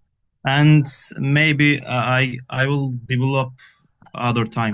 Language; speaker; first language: English; non-native, learner; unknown